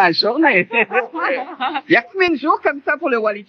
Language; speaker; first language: French; native; French